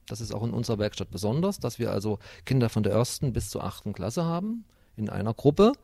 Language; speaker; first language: German; native; German